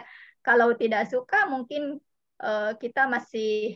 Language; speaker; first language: Indonesian; native; Indonesian